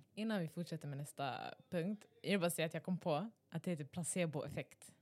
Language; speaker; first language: Swedish; early bilingual, other home language; Arabic